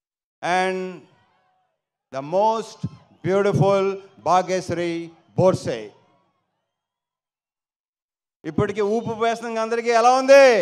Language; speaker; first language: Telugu; native; Telugu